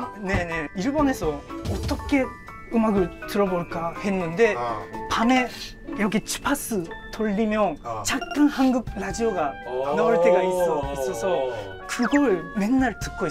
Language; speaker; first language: Korean; non-native, fluent; Japanese